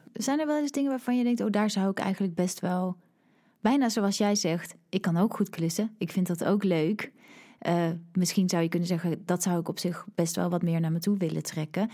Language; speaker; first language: Dutch; native; Dutch